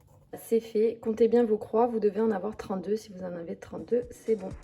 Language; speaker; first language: French; native; French